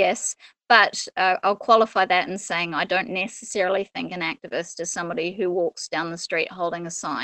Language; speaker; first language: English; native; English